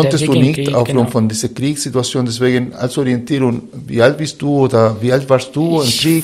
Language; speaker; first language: German; non-native, fluent; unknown